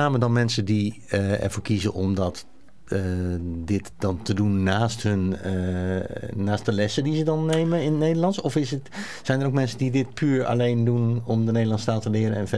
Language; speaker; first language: Dutch; native; Dutch